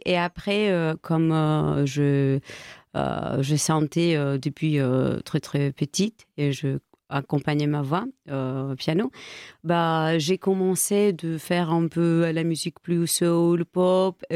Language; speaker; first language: French; non-native, fluent; Greek